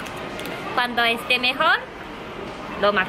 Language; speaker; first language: Spanish; non-native, fluent; Japanese